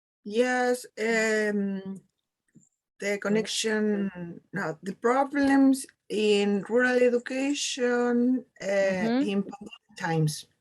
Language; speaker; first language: English; non-native, learner; Spanish